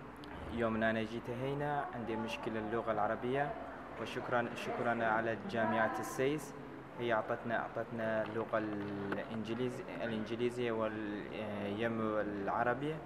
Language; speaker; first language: Arabic; non-native, learner; Turkish